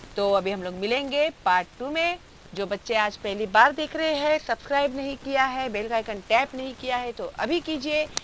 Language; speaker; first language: Hindi; non-native, local second language; Marathi